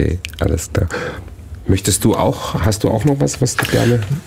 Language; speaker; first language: German; native; German